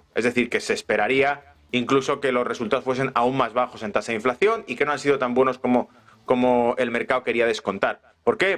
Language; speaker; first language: Spanish; native; Spanish